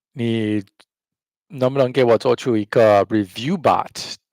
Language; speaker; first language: Chinese; non-native, fluent; English